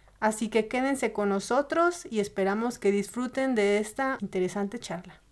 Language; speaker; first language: Spanish; native; Spanish